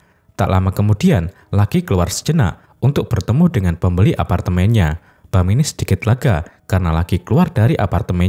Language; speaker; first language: Indonesian; native; Indonesian